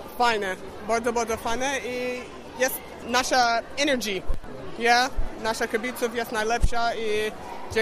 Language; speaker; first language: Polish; non-native, learner; English